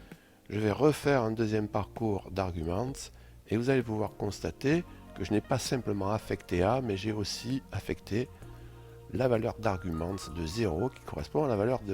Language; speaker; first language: French; native; French